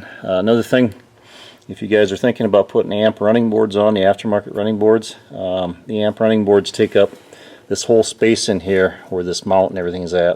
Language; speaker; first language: English; native; English